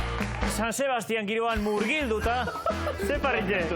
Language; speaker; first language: Basque; native; Basque